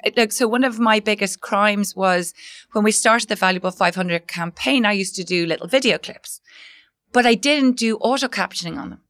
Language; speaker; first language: English; native; English